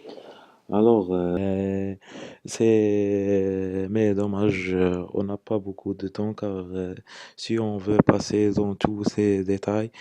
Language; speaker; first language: French; non-native, local second language; Arabic